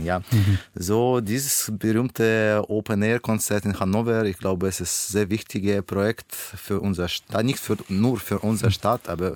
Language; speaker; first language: German; non-native, learner; Russian